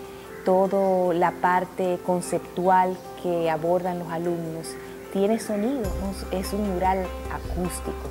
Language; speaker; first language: Spanish; native; Spanish